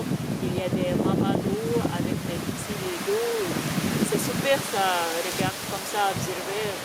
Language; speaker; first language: French; non-native, learner; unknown